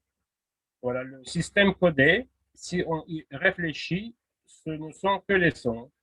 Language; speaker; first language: French; non-native, fluent; Russian